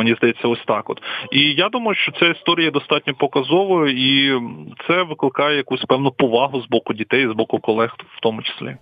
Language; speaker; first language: Ukrainian; non-native, local second language; Russian